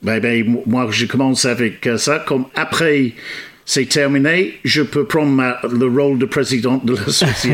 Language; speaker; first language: French; non-native, fluent; English